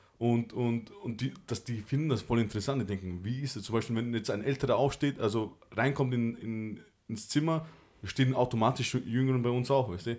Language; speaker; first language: German; early bilingual, other home language; Albanian